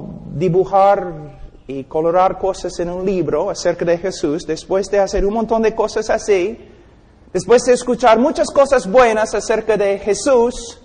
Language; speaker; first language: Spanish; non-native, fluent; English